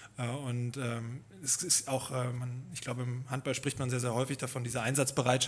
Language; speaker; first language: German; native; German